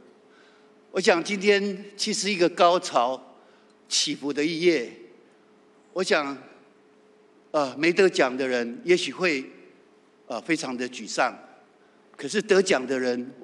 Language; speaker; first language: Chinese; native; Chinese